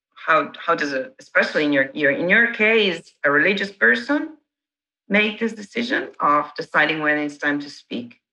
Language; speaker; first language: English; non-native, fluent; Italian